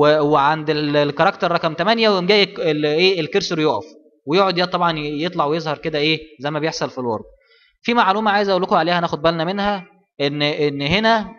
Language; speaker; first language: Arabic; native; Arabic